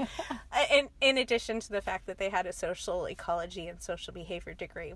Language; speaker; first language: English; native; English